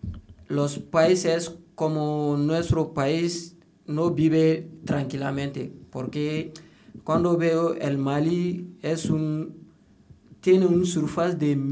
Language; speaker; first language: Spanish; non-native, learner; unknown